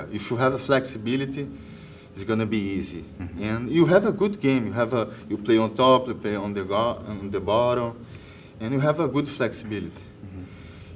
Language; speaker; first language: English; non-native, learner; Portuguese